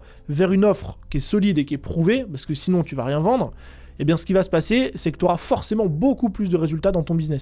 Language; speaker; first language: French; native; French